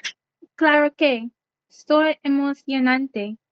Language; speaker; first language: Spanish; non-native, learner; English